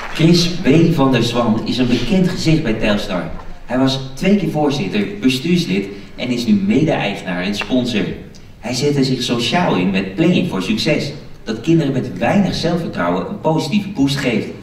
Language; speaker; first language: Dutch; native; Dutch